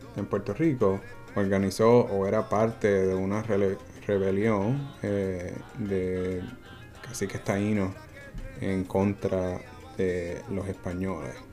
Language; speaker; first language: Spanish; native; Spanish